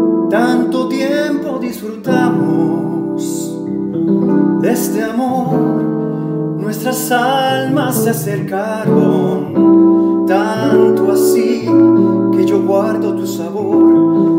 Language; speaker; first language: Spanish; native; Spanish